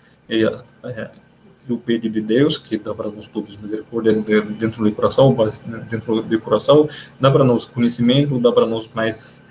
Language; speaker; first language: Portuguese; non-native, learner; Arabic